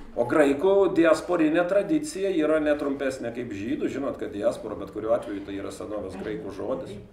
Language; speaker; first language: Lithuanian; native; Lithuanian